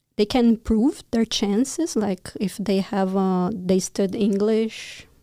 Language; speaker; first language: English; non-native, fluent; Portuguese